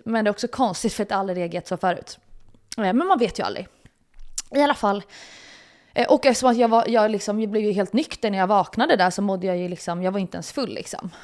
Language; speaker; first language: Swedish; native; Swedish